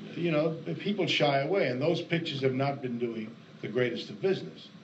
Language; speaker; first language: English; native; English